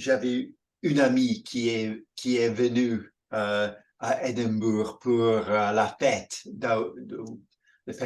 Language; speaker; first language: French; non-native, fluent; English